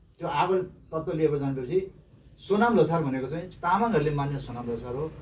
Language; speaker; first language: Nepali; non-native, local second language; Eastern Tamang